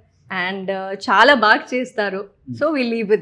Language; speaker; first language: Telugu; non-native, local second language; Tamil